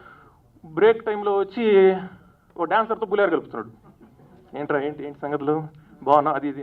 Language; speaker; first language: Telugu; native; Telugu